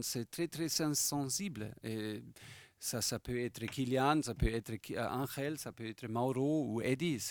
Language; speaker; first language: French; non-native, fluent; German